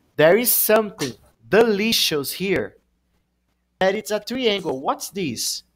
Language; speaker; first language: English; non-native, fluent; Portuguese